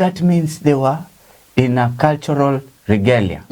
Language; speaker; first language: English; non-native, local second language; Swahili